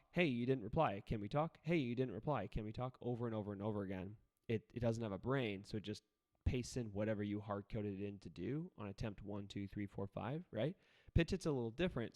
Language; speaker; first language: English; native; English